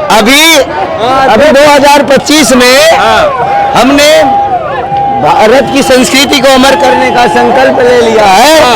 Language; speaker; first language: Hindi; native; Hindi